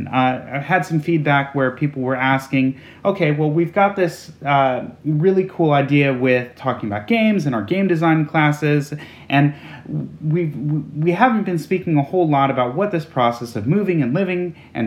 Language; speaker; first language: English; native; English